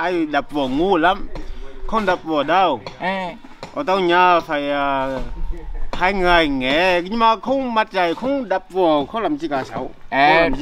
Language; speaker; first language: Vietnamese; non-native, learner; Portuguese